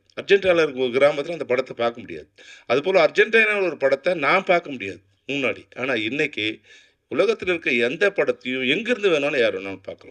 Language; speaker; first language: Tamil; native; Tamil